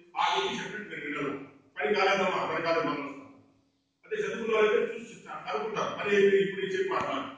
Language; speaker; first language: Telugu; non-native, local second language; Urdu